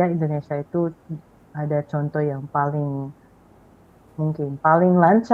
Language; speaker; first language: Indonesian; non-native, fluent; Filipino